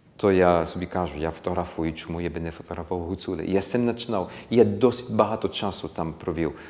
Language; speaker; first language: Ukrainian; early bilingual, heritage; Ukrainian